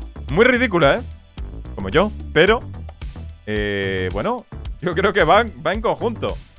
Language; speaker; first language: Spanish; native; Spanish